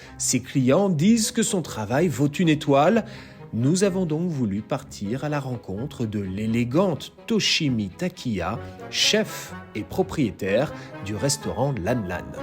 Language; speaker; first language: French; native; French